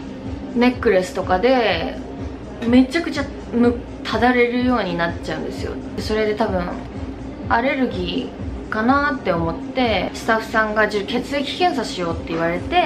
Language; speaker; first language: Japanese; native; Japanese